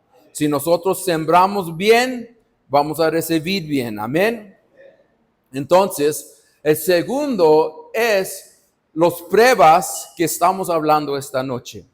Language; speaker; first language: Spanish; non-native, fluent; English